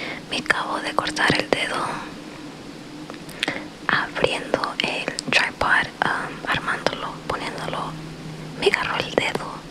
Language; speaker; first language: Spanish; early bilingual, heritage; Spanish